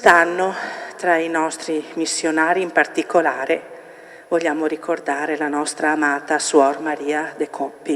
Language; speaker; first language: Italian; native; Italian